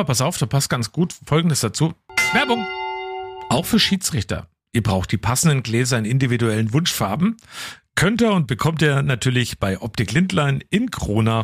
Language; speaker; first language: German; native; German